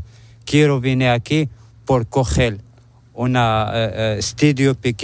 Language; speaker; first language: Spanish; non-native, learner; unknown